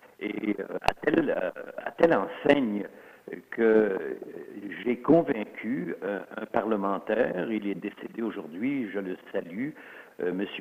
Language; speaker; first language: French; early bilingual, other home language; Swiss German